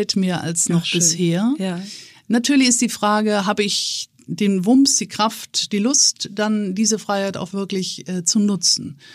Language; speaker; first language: German; native; German